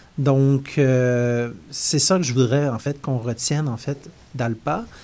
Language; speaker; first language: French; native; French